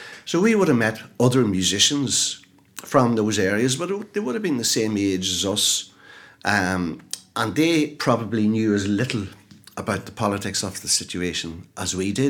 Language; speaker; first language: English; native; English